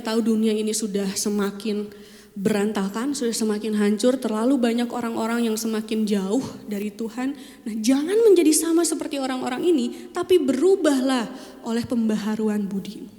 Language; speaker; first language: Indonesian; native; Indonesian